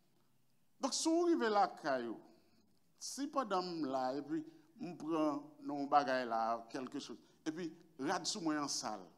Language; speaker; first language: French; non-native, local second language; Haitian Creole